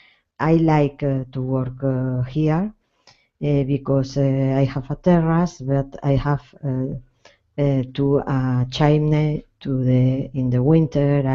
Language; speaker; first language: English; non-native, learner; Spanish